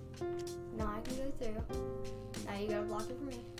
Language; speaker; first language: English; native; English